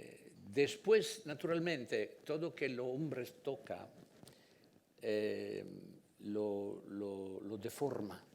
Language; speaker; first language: Spanish; non-native, fluent; Italian